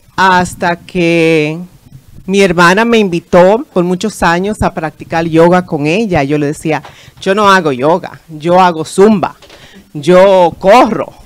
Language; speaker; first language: Spanish; early bilingual, heritage; Spanish